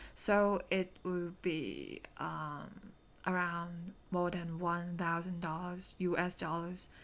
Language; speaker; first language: English; non-native, local second language; Cantonese